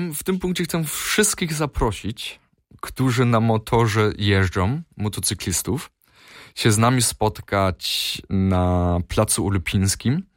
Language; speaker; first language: Polish; early bilingual, heritage; Polish